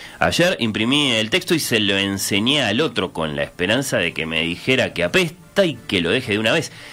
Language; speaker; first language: Spanish; native; Spanish